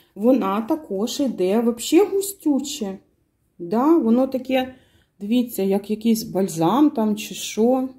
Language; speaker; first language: Ukrainian; non-native, local second language; Russian